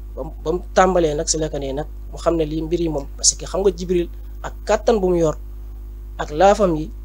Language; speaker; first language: Wolof; native; Wolof